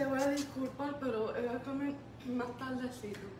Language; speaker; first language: Spanish; early bilingual, heritage; Spanish